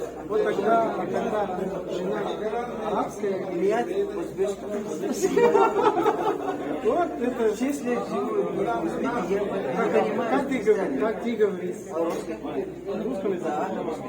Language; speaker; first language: Russian; non-native, learner; Manipuri